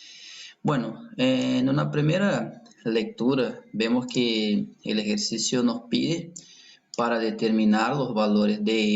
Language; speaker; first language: Spanish; non-native, fluent; Portuguese